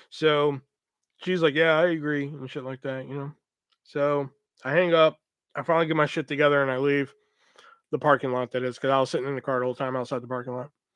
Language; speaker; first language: English; native; English